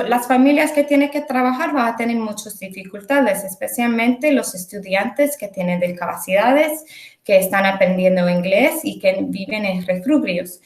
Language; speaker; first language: Spanish; early bilingual, heritage; English